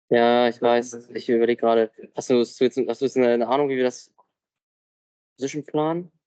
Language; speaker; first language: German; native; German